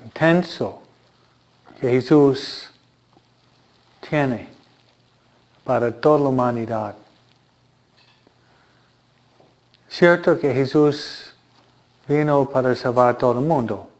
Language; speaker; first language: Spanish; non-native, fluent; Italian